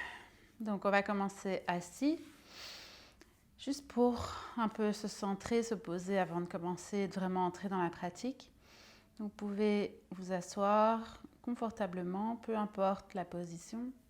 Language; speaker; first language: French; native; French